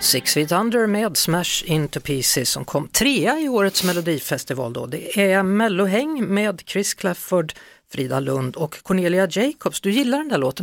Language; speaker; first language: Swedish; native; Swedish